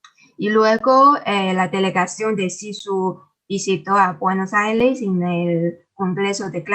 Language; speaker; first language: Spanish; non-native, fluent; Chinese